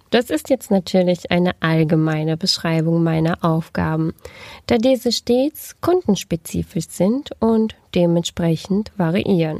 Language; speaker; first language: German; early bilingual, other home language; Turkish